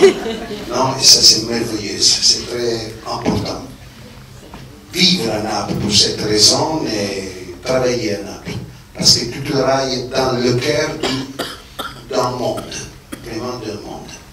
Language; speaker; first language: French; non-native, fluent; Italian